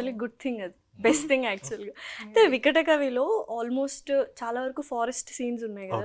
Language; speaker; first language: Telugu; native; Telugu